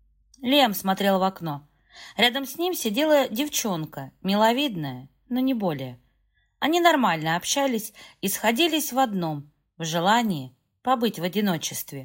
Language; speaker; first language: Russian; native; Russian